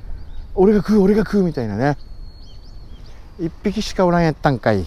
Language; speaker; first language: Japanese; native; Japanese